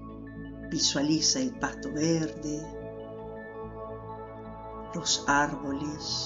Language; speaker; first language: Spanish; non-native, fluent; Portuguese